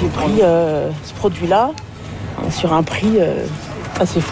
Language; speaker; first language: French; native; French